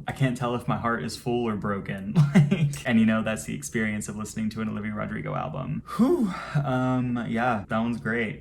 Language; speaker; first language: English; native; English